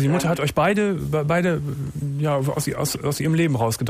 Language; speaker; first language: German; native; German